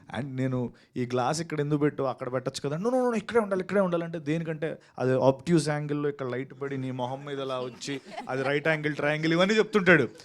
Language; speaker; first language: Telugu; native; Telugu